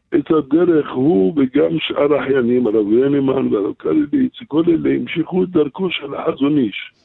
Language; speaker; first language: Hebrew; non-native, fluent; Arabic